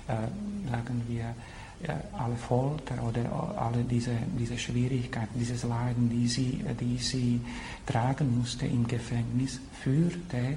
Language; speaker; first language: German; non-native, fluent; Slovak